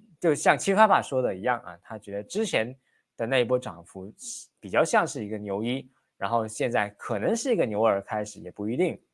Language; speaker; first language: Chinese; native; Chinese